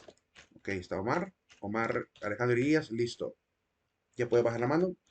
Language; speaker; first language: Spanish; native; Spanish